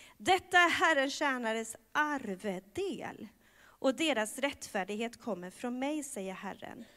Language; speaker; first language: Swedish; native; Swedish